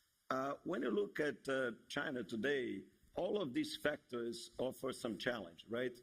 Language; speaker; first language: English; non-native, fluent; Portuguese